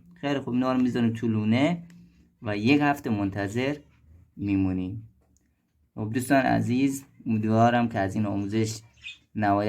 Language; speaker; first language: Persian; native; Persian